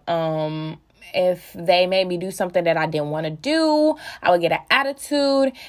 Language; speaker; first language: English; native; English